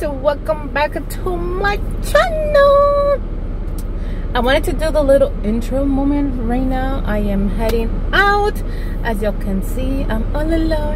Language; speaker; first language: English; early bilingual, other home language; Spanish